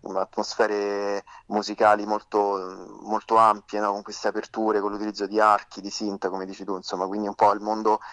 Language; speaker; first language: Italian; native; Italian